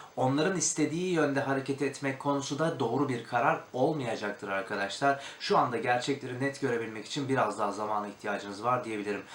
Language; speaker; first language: Turkish; native; Turkish